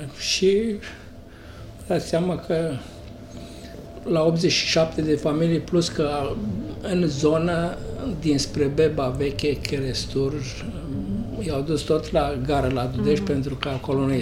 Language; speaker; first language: Romanian; non-native, local second language; Bulgarian